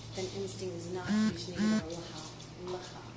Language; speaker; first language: Czech; non-native, fluent; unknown